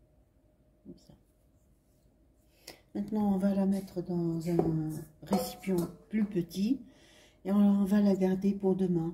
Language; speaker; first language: French; non-native, local second language; Arabic